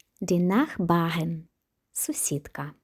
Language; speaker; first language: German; non-native, fluent; Ukrainian